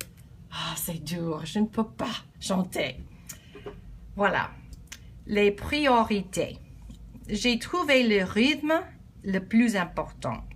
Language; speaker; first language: French; non-native, learner; English